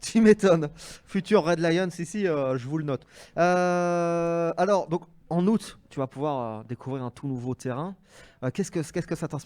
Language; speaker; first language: French; native; French